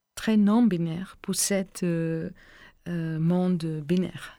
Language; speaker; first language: French; non-native, learner; Greek